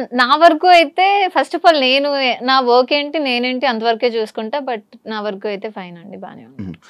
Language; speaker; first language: Telugu; native; Telugu